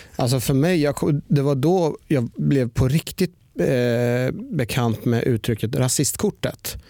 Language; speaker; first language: Swedish; early bilingual, other home language; Persian